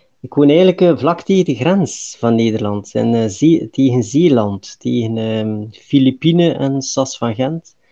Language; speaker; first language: Dutch; native; Dutch